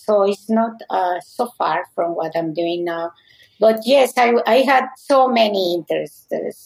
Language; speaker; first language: English; non-native, fluent; Spanish